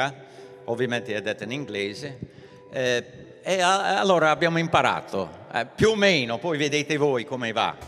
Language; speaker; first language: Italian; early bilingual, heritage; English